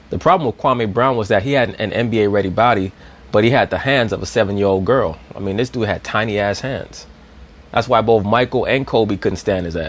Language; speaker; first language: English; native; English